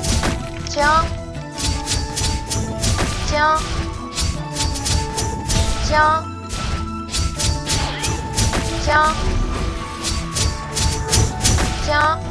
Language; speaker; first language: French; native; French